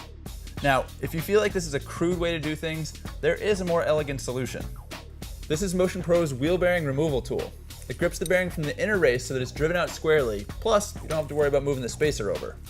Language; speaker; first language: English; native; English